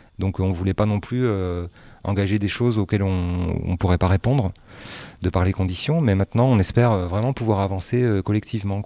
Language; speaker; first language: French; native; French